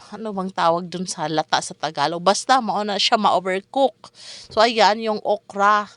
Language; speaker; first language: Filipino; non-native, local second language; Cebuano